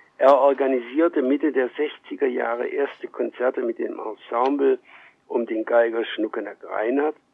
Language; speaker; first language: German; early bilingual, heritage; German